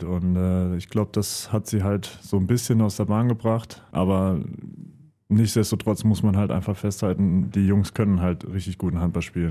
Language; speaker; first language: German; native; German